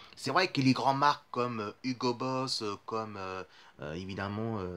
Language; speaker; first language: French; native; French